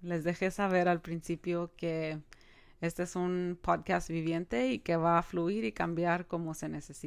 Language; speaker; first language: Spanish; early bilingual, other home language; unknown